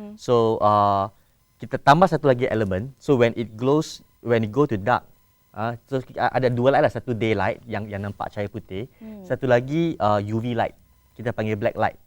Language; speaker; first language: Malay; non-native, local second language; Chinese